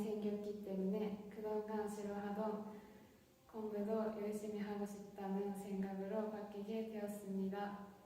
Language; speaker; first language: Korean; non-native, fluent; Japanese